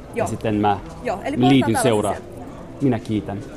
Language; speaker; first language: Finnish; non-native, fluent; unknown